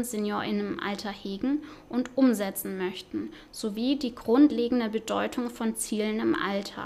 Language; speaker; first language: German; native; German